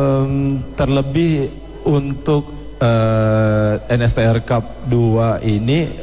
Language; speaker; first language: Indonesian; native; Indonesian